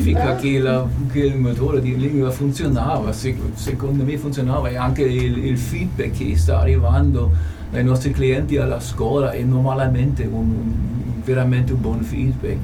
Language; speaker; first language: Italian; non-native, fluent; German